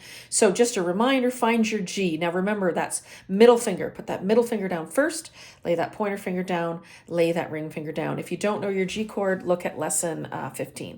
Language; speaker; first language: English; native; English